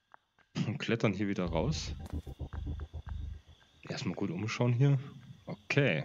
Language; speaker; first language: German; native; German